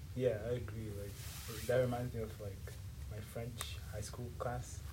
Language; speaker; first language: English; non-native, local second language; Swahili